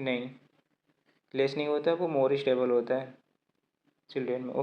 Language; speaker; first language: Hindi; native; Hindi